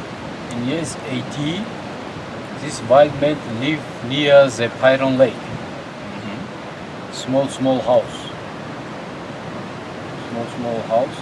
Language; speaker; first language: English; non-native, learner; Tajik